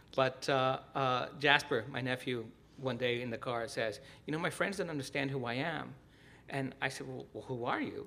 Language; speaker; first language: English; early bilingual, other home language; Spanish